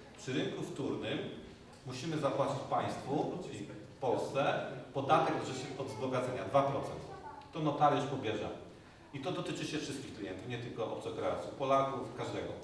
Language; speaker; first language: Polish; native; Polish